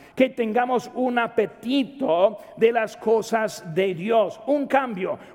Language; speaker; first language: Spanish; native; Spanish